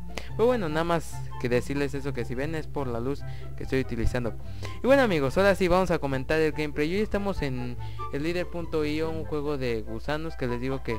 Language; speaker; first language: Spanish; native; Spanish